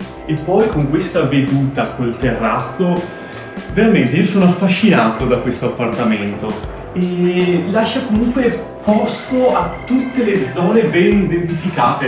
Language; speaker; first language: Italian; native; Italian